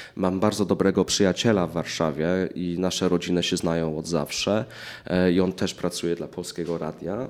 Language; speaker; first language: Polish; early bilingual, heritage; English